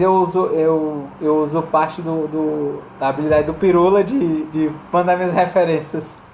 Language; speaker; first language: Portuguese; native; Portuguese